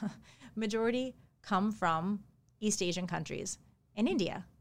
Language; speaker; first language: English; early bilingual, other home language; Japanese